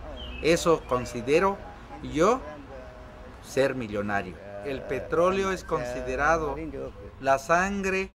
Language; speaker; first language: Spanish; non-native, local second language; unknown